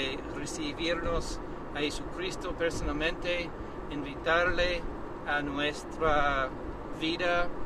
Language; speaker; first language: Spanish; non-native, learner; English